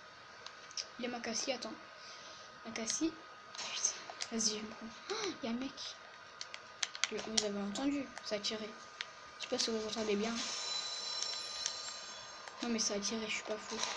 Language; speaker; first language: French; native; French